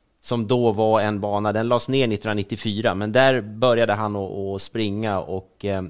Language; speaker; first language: Swedish; native; Swedish